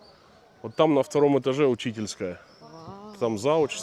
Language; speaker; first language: Russian; native; Russian